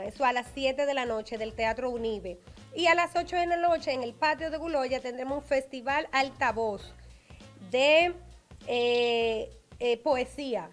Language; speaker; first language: Spanish; native; Spanish